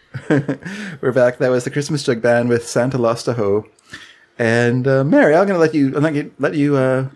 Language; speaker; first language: English; native; English